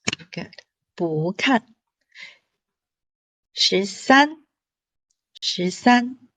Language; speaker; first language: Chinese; non-native, fluent; English